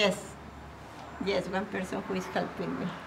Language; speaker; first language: English; non-native, learner; Spanish